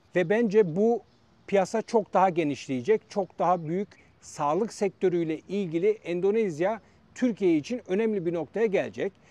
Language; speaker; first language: Turkish; native; Turkish